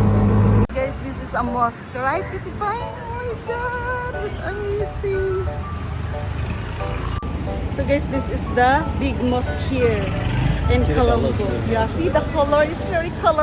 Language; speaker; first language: English; non-native, local second language; Filipino